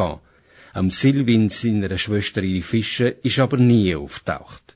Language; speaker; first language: German; native; German